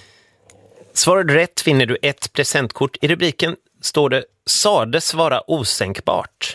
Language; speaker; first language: Swedish; native; Swedish